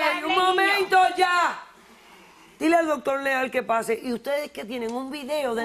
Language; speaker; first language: Spanish; native; Spanish